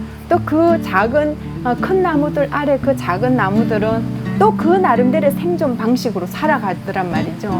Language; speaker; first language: Korean; native; Korean